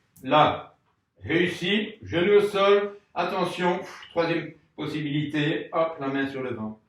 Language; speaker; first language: French; native; French